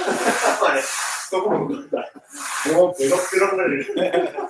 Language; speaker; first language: Japanese; native; Japanese